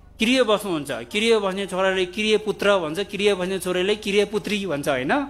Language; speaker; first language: Nepali; non-native, local second language; Gurung